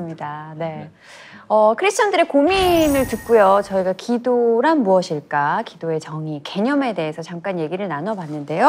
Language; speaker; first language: Korean; native; Korean